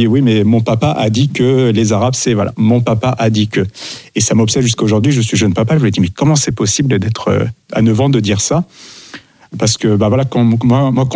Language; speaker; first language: French; native; French